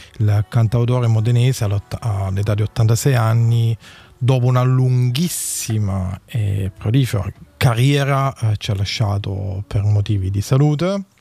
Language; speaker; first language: Italian; native; Italian